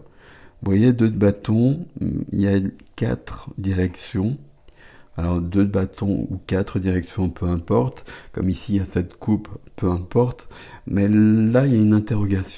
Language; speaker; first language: French; native; French